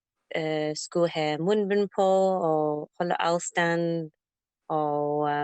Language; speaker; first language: Danish; non-native, learner; English